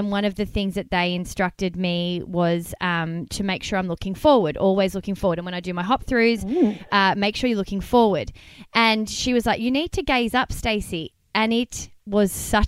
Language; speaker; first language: English; native; English